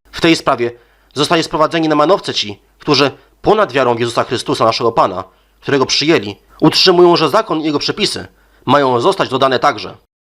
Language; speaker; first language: Polish; native; Polish